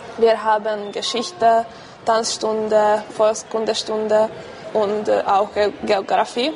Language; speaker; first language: German; non-native, learner; Hungarian